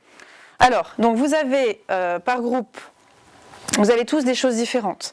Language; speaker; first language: French; native; French